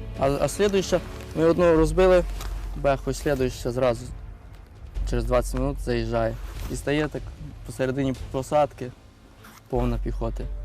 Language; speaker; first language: Ukrainian; native; Ukrainian